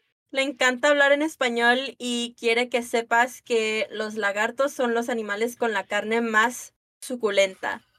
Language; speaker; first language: Spanish; early bilingual, heritage; Spanish